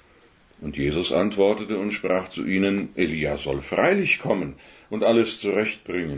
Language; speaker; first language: German; native; German